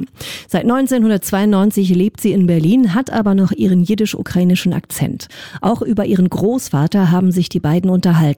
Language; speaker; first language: German; native; German